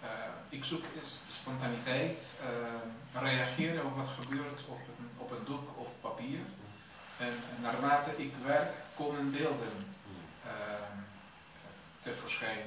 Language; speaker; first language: Dutch; non-native, fluent; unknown